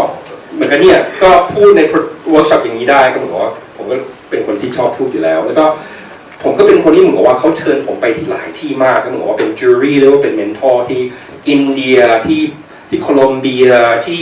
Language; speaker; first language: Thai; early bilingual, heritage; Thai